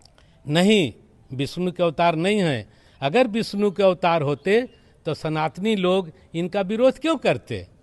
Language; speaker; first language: Hindi; native; Hindi